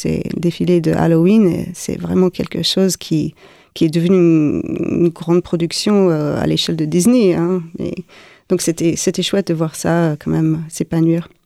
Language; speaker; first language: French; non-native, fluent; English